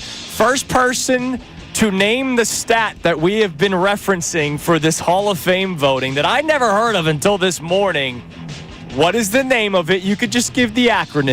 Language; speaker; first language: English; native; English